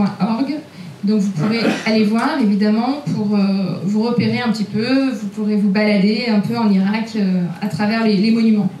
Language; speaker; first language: French; native; French